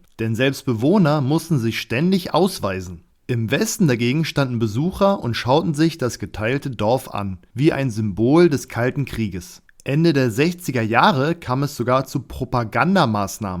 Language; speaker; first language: German; native; German